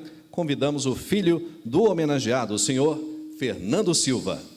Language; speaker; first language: Portuguese; native; Portuguese